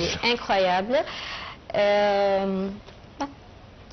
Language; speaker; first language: French; non-native, fluent; Arabic